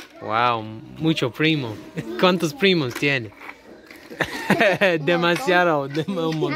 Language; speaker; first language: Spanish; non-native, learner; English